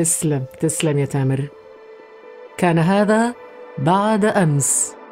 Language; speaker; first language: Arabic; native; Arabic